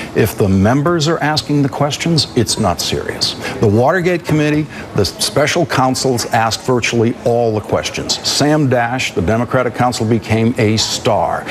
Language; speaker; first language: English; native; English